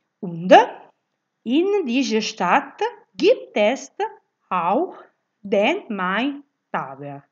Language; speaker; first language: German; non-native, learner; Italian